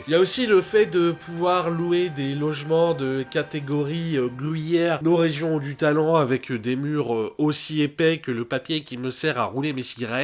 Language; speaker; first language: French; native; French